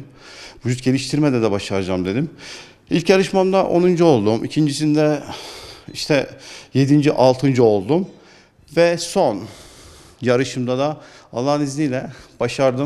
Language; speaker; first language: Turkish; native; Turkish